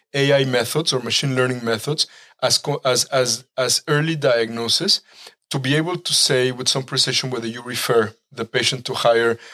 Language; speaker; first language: English; non-native, fluent; Spanish